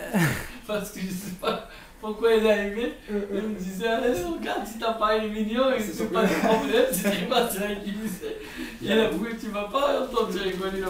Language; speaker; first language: French; non-native, local second language; Arabic